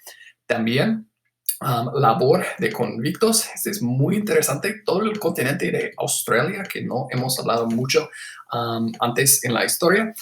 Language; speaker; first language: Spanish; non-native, fluent; English